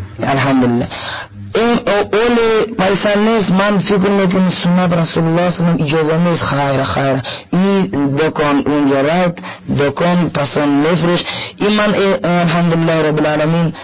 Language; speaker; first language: Persian; non-native, learner; Russian